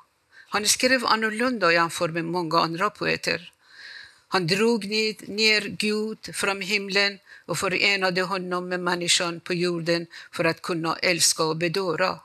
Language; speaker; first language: Swedish; non-native, fluent; Persian